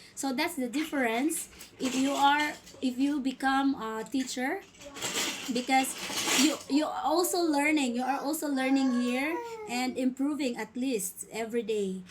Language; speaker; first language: English; non-native, local second language; Filipino